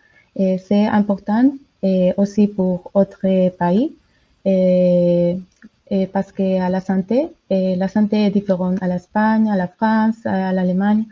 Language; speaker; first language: French; non-native, learner; Spanish